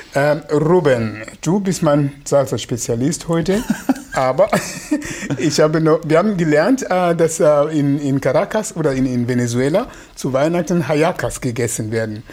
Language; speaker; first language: German; non-native, fluent; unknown